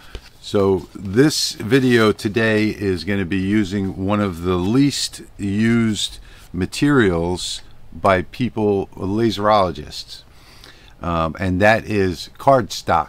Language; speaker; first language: English; native; English